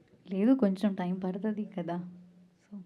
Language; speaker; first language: Telugu; non-native, learner; Malayalam